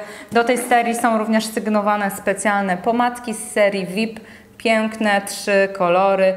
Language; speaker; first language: Polish; native; Polish